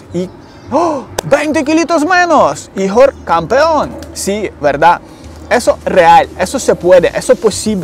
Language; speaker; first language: Spanish; non-native, learner; Ukrainian